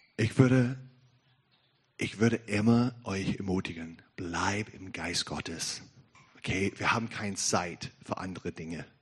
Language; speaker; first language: German; non-native, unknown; English